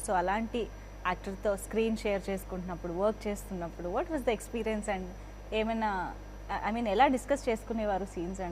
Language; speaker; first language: Telugu; native; Telugu